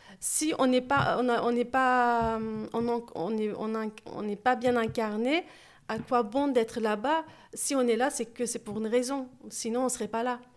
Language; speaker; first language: French; early bilingual, other home language; Turkish